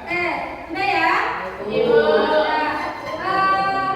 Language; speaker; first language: Indonesian; native; Indonesian